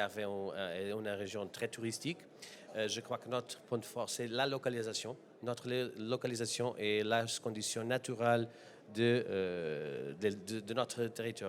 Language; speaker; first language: French; non-native, learner; Portuguese